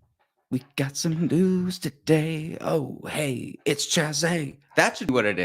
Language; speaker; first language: English; native; English